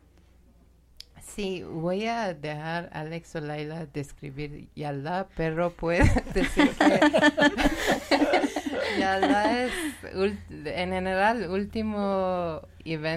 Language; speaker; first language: Spanish; non-native, learner; Persian